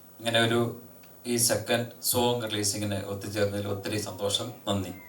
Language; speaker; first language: Malayalam; native; Malayalam